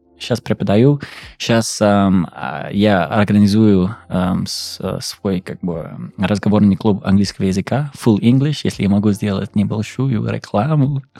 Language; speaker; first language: Russian; non-native, fluent; English